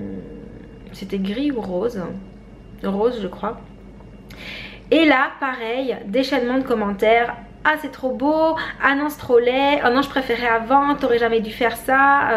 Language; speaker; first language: French; native; French